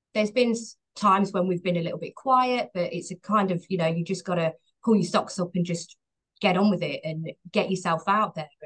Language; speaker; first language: English; native; English